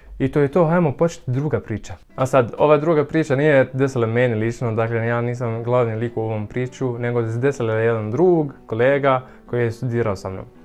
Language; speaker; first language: Bosnian; non-native, fluent; Arabic